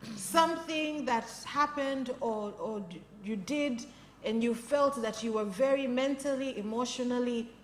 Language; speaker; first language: English; non-native, local second language; Swahili